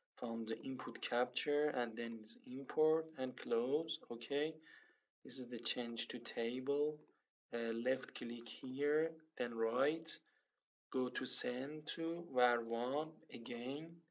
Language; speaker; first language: English; non-native, learner; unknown